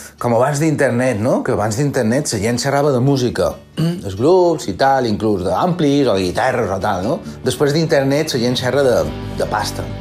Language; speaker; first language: Catalan; native; Catalan